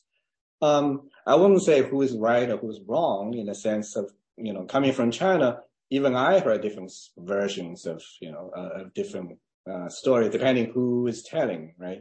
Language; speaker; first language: English; non-native, fluent; Chinese